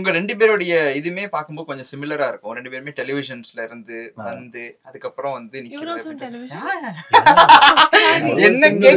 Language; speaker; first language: Tamil; native; Tamil